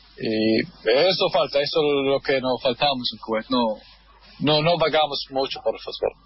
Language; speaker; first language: Spanish; non-native, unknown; Arabic